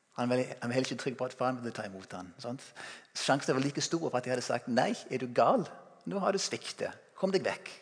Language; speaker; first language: Norwegian; non-native, fluent; English